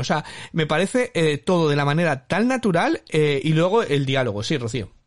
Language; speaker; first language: Spanish; native; Spanish